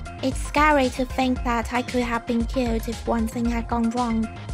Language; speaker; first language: English; non-native, fluent; Japanese